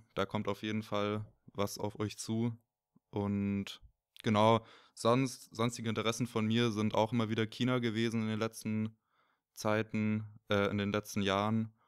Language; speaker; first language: German; native; German